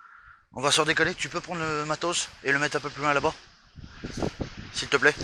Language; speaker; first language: French; native; French